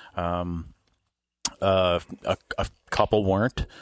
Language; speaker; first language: English; native; English